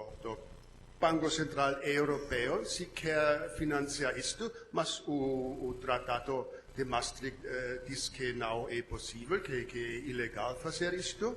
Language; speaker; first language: Portuguese; non-native, learner; German